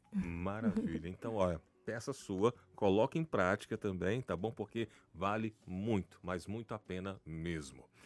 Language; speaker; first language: Portuguese; native; Portuguese